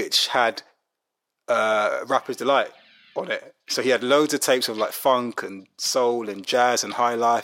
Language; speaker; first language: English; native; English